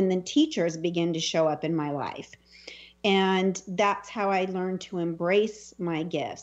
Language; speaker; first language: English; native; English